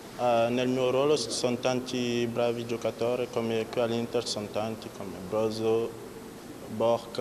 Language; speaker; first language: Italian; non-native, fluent; French